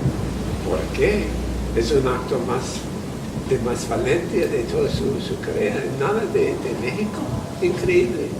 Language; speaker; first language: Spanish; non-native, fluent; English